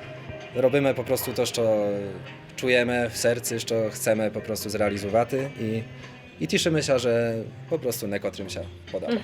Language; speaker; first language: Polish; non-native, local second language; Rusyn